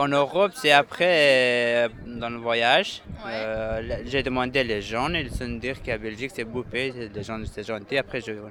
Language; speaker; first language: French; non-native, learner; Persian